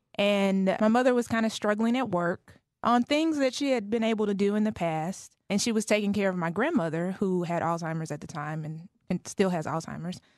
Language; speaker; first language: English; native; English